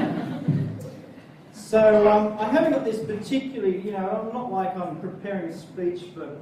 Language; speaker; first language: English; native; English